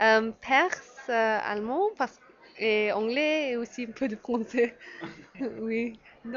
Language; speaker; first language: French; non-native, learner; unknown